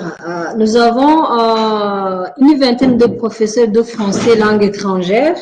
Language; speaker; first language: French; non-native, local second language; Rundi